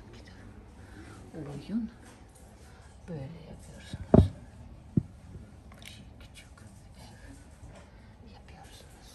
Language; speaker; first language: Turkish; non-native, learner; Russian